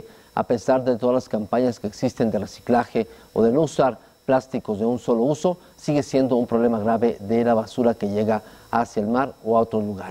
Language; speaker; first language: Spanish; native; Spanish